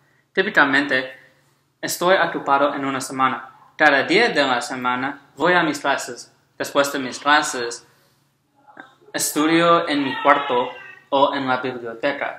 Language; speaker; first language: Spanish; non-native, learner; English